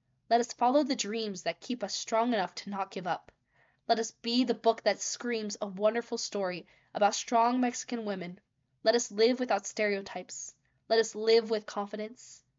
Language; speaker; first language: English; native; English